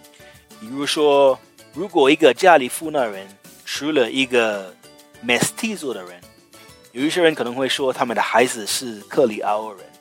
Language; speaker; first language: Chinese; non-native, fluent; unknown